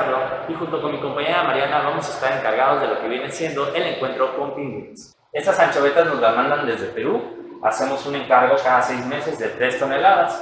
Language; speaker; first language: Spanish; native; Spanish